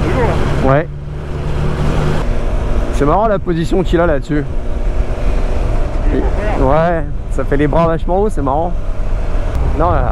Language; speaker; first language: French; native; French